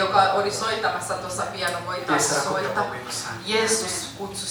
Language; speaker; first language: Finnish; non-native, learner; Kinyarwanda